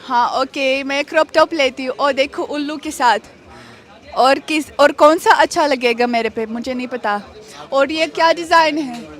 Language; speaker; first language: Hindi; non-native, learner; Russian